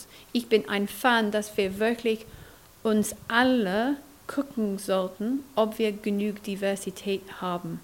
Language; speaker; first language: German; non-native, fluent; English